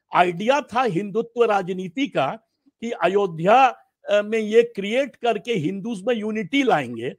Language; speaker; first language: Hindi; native; Hindi